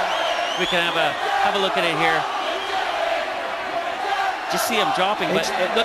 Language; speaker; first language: English; native; English